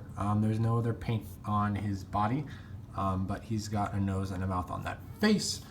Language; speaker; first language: English; native; English